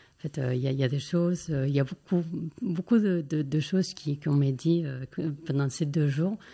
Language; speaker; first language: French; non-native, fluent; Spanish